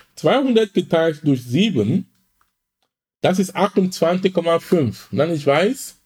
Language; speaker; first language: German; non-native, fluent; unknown